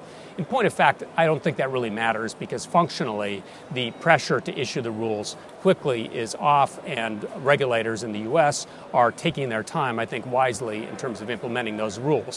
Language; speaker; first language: English; native; English